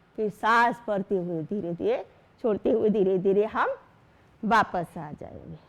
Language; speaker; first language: Hindi; non-native, local second language; Gujarati